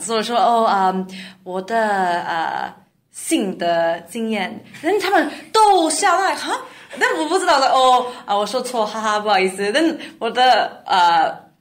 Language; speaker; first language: Chinese; non-native, learner; English